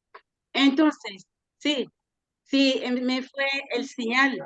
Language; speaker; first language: Spanish; non-native, learner; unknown